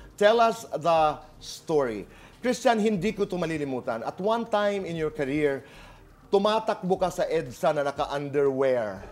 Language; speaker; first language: Filipino; non-native, local second language; Waray